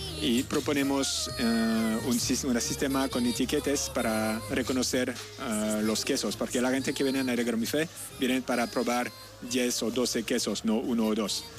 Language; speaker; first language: Spanish; non-native, learner; French